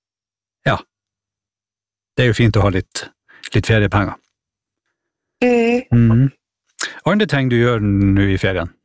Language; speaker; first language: Norwegian; native; Norwegian